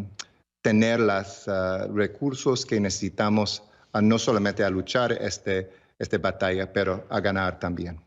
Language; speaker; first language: Spanish; early bilingual, heritage; English